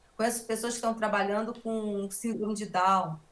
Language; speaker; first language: Portuguese; native; Portuguese